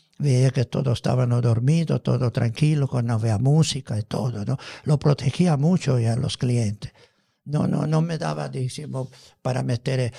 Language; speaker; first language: Spanish; non-native, fluent; Italian